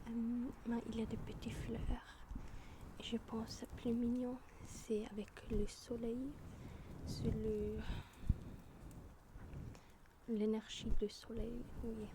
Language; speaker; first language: French; non-native, learner; German